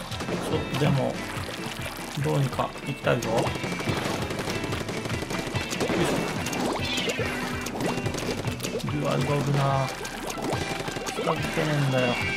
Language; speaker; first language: Japanese; native; Japanese